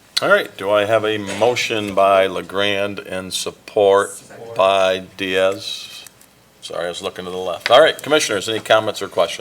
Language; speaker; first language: English; native; English